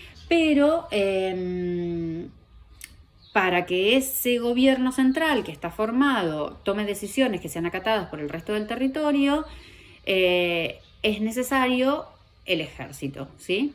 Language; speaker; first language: Spanish; native; Spanish